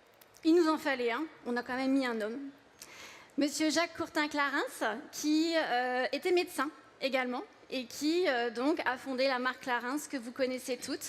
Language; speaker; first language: French; native; French